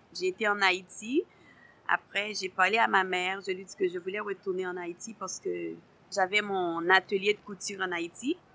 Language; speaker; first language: French; non-native, local second language; Haitian Creole